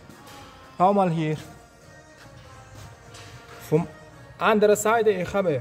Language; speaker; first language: German; non-native, learner; Persian